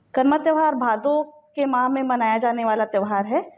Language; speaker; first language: Hindi; native; Hindi